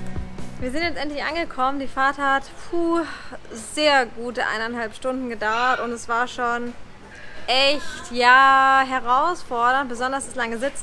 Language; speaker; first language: German; native; German